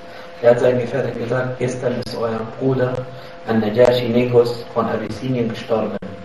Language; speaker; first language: German; non-native, fluent; Arabic